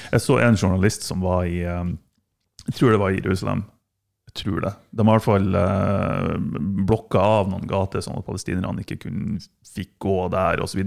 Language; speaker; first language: Norwegian; non-native, fluent; German